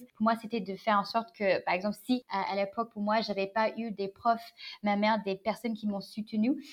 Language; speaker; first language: French; non-native, fluent; English